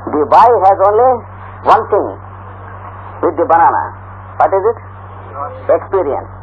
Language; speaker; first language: English; non-native, local second language; Telugu